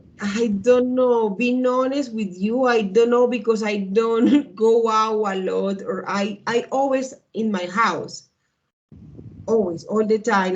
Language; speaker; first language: English; non-native, learner; Spanish